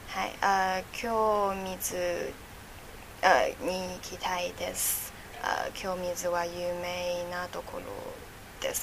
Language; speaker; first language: Japanese; non-native, learner; Chinese